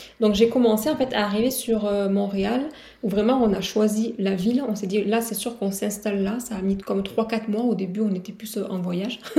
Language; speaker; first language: French; native; French